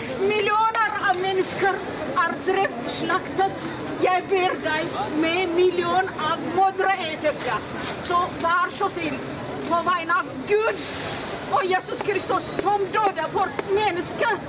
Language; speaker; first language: Norwegian; non-native, fluent; Amharic